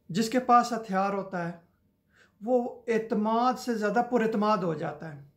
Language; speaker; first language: Urdu; non-native, local second language; Punjabi